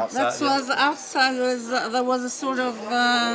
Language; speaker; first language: English; non-native, fluent; Italian